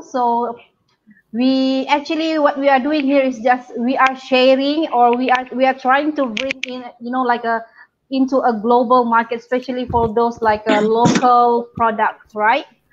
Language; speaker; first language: English; non-native, local second language; Malay